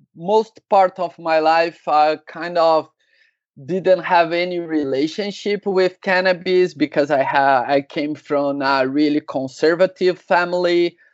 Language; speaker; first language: English; non-native, learner; Portuguese